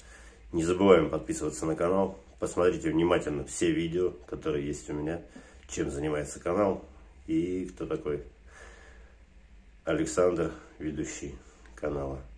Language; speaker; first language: Russian; native; Russian